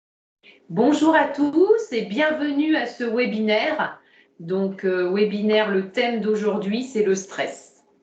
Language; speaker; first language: French; native; French